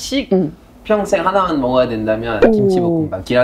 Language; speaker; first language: Korean; non-native, fluent; French